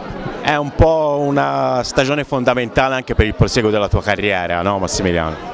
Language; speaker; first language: Italian; native; Italian